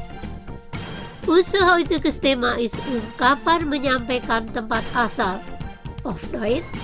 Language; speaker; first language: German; non-native, fluent; Indonesian